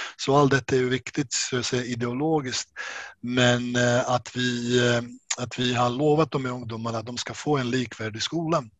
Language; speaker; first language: Swedish; non-native, fluent; Bosnian